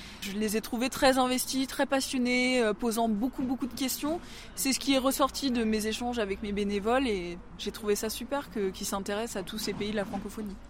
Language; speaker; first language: French; native; French